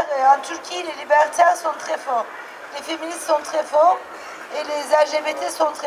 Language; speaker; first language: French; non-native, fluent; Turkish